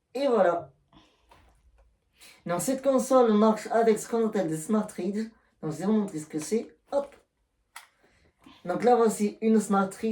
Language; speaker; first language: French; native; French